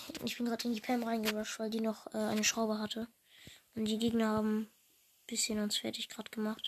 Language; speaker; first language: German; native; German